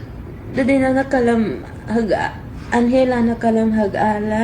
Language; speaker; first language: Arabic; non-native, learner; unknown